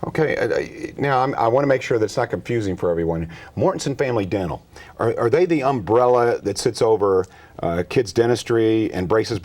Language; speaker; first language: English; native; English